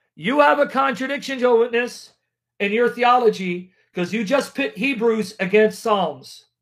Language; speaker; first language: English; native; English